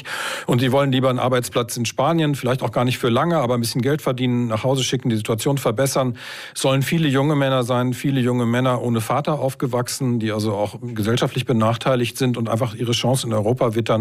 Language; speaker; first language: German; native; German